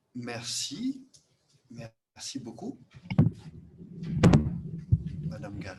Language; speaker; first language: French; native; French